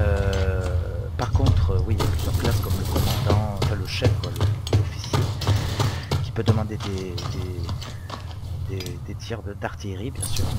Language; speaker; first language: French; native; French